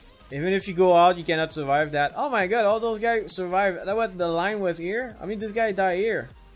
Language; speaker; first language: English; non-native, fluent; French